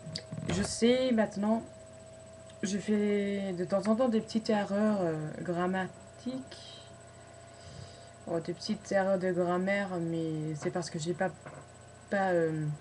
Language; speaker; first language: French; non-native, fluent; English